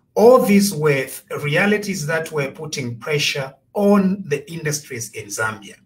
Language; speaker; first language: English; non-native, local second language; Bemba